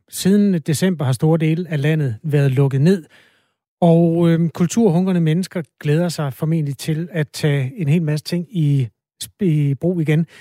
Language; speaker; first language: Danish; native; Danish